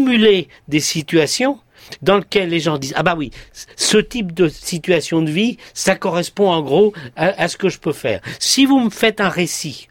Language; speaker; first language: French; native; French